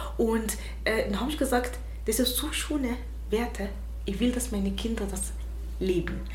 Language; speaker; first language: German; non-native, fluent; Arabic